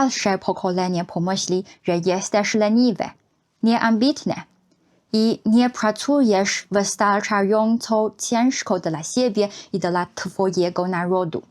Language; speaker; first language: Polish; non-native, fluent; Chinese